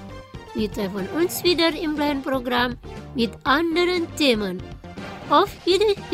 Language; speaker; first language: German; non-native, fluent; Indonesian